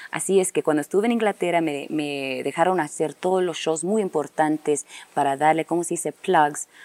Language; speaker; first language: Spanish; early bilingual, heritage; Spanish